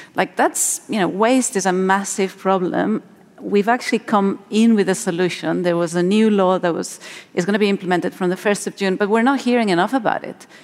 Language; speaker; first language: English; non-native, fluent; Spanish